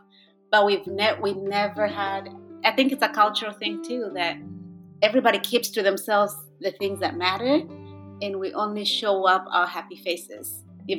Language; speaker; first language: English; non-native, local second language; Kinyarwanda